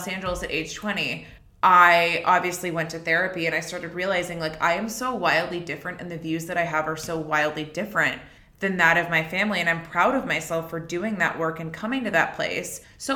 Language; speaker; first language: English; native; English